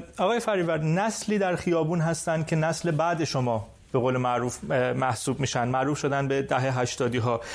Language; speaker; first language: Persian; native; Persian